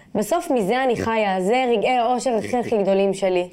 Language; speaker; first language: Hebrew; non-native, local second language; Arabic